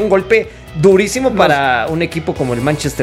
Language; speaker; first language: Spanish; native; Spanish